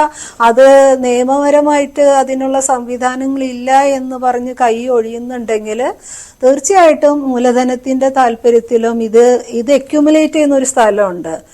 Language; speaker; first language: Malayalam; native; Malayalam